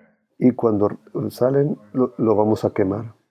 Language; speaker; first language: Spanish; non-native, fluent; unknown